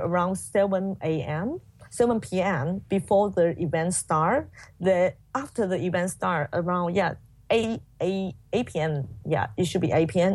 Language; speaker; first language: English; non-native, fluent; Chinese